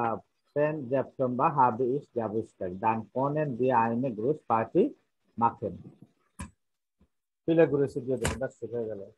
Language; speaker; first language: German; non-native, fluent; Bangla